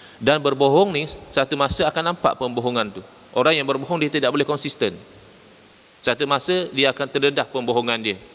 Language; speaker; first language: Malay; native; Malay